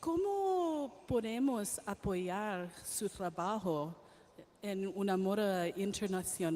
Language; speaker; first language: Spanish; non-native, learner; English